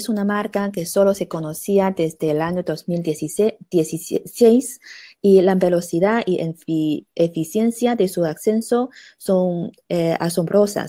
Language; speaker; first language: Spanish; non-native, fluent; Chinese